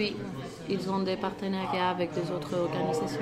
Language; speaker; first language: French; non-native, learner; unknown